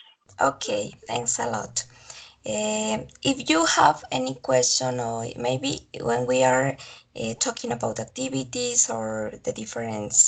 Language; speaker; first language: English; non-native, learner; Spanish